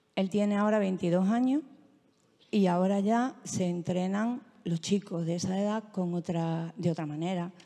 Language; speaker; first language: Spanish; native; Spanish